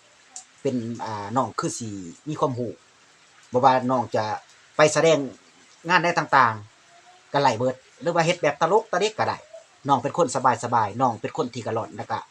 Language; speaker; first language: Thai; non-native, local second language; Lao